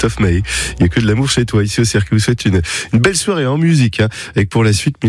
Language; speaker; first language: French; native; French